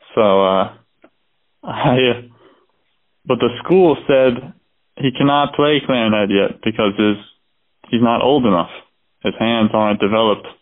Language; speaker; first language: English; native; English